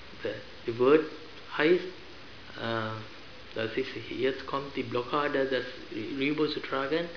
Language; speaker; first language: German; non-native, fluent; Sinhala